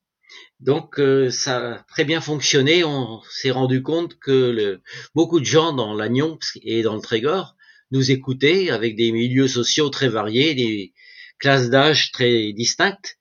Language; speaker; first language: French; native; French